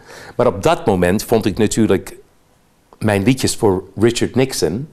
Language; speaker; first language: Dutch; early bilingual, heritage; Dutch